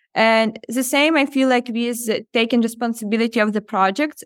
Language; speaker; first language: English; non-native, fluent; Ukrainian